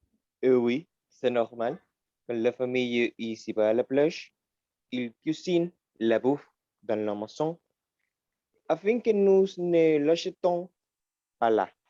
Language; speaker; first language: French; non-native, learner; Spanish